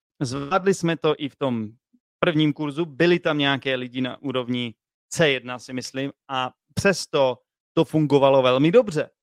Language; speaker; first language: Czech; native; Czech